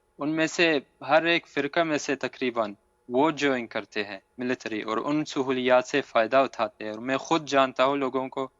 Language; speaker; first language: Urdu; non-native, fluent; Arabic